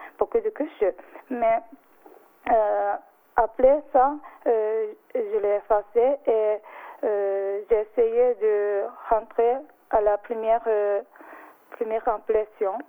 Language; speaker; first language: French; non-native, learner; Japanese